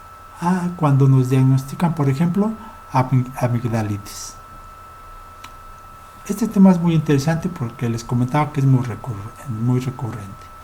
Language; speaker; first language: Spanish; native; Spanish